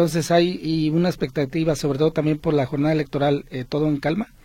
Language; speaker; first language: Spanish; native; Spanish